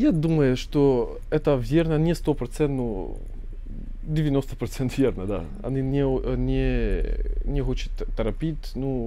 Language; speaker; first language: Russian; non-native, learner; Albanian